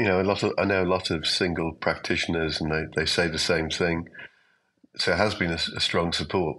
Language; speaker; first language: English; native; English